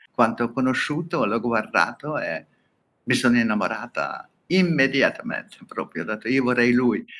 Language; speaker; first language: Italian; non-native, fluent; Hungarian